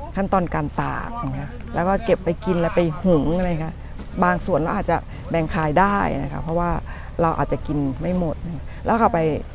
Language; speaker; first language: Thai; native; Thai